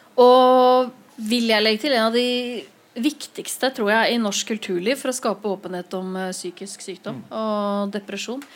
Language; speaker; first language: Norwegian; native; Norwegian